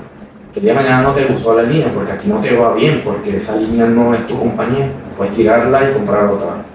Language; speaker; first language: Spanish; native; Spanish